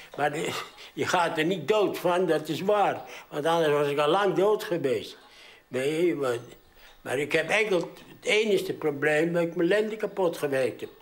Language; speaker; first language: Dutch; early bilingual, heritage; Dutch